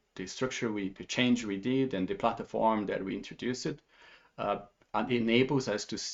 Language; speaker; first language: English; non-native, fluent; Portuguese